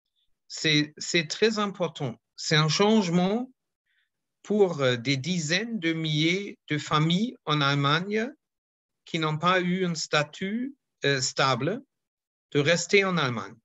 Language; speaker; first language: French; non-native, fluent; German